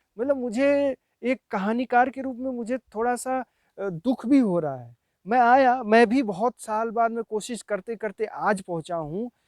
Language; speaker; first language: Hindi; native; Hindi